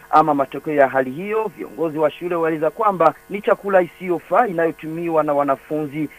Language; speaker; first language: Swahili; non-native, local second language; Rundi